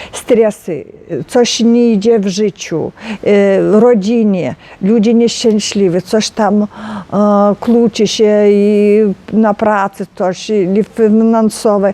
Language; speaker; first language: Polish; non-native, learner; Ukrainian